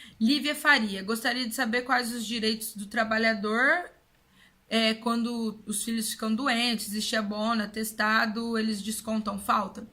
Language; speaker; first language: Portuguese; native; Portuguese